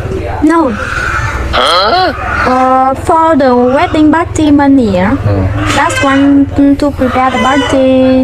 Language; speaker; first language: English; non-native, learner; Vietnamese